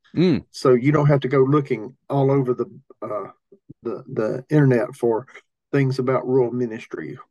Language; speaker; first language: English; native; English